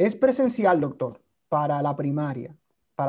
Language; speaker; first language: Spanish; native; Spanish